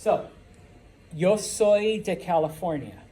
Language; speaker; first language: Spanish; non-native, fluent; English